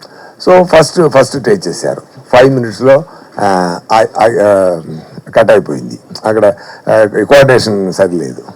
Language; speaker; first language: Telugu; non-native, fluent; Tamil